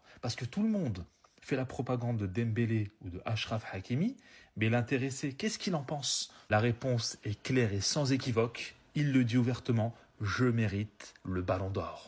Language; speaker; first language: French; native; French